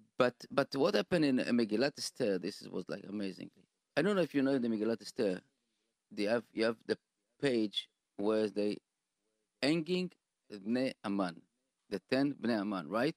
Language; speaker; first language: English; non-native, fluent; Hebrew